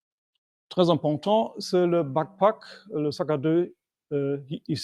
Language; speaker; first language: French; non-native, fluent; German